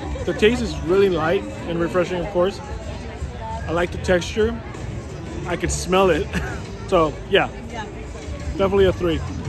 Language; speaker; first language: English; early bilingual, other home language; Spanish